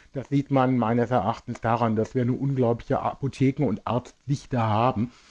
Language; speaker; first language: German; native; German